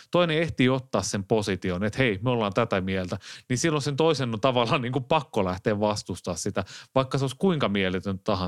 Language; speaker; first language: Finnish; native; Finnish